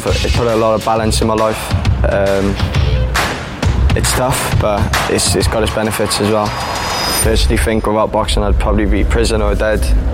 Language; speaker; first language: English; native; English